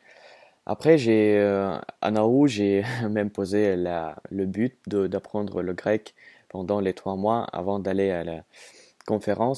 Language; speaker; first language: French; non-native, fluent; Russian